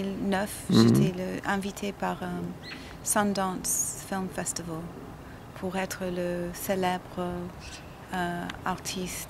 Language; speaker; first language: French; non-native, learner; English